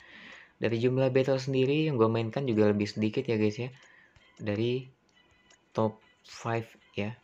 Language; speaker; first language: Indonesian; native; Indonesian